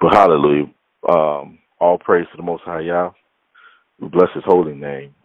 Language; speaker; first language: English; native; English